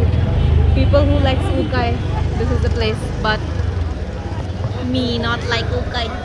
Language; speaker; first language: English; non-native, local second language; Hindi